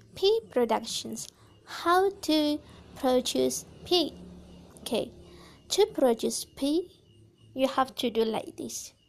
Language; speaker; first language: English; non-native, fluent; Indonesian